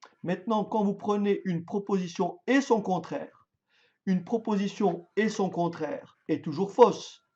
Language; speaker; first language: French; native; French